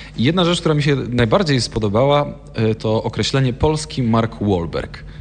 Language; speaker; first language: Polish; native; Polish